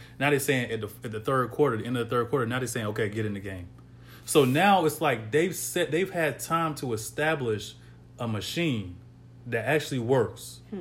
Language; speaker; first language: English; native; English